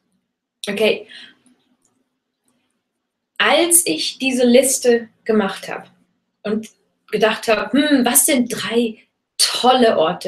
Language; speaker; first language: German; non-native, fluent; English